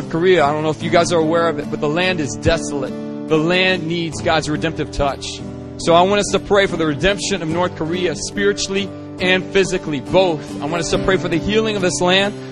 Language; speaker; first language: English; native; English